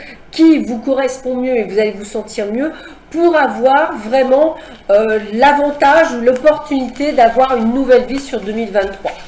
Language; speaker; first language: French; native; French